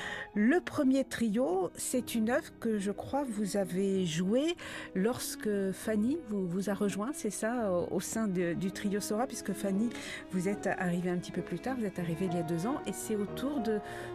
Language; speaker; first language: French; native; French